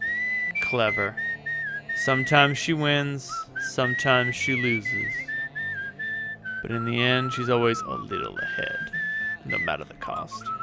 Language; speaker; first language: English; native; English